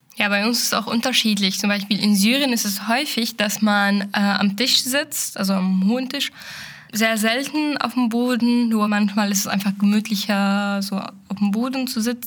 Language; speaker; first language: German; non-native, fluent; Arabic